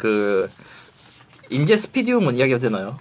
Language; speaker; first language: Korean; native; Korean